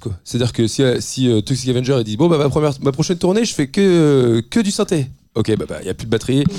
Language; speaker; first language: French; native; French